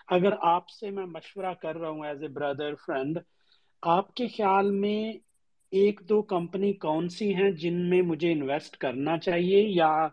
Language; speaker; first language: Urdu; native; Urdu